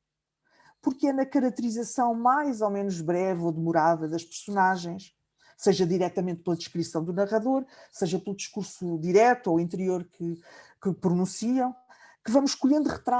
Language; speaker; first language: Portuguese; native; Portuguese